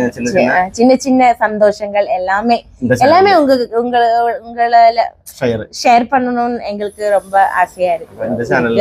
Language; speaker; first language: Tamil; non-native, learner; Malayalam